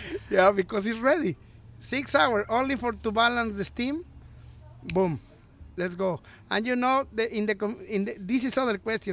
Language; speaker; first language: English; non-native, learner; Spanish